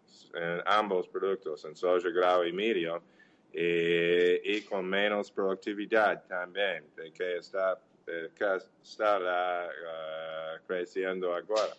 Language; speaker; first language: Portuguese; non-native, learner; English